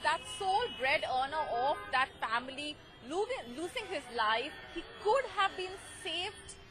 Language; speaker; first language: English; non-native, local second language; Hindi